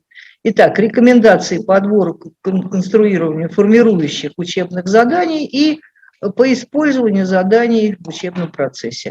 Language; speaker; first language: Russian; native; Russian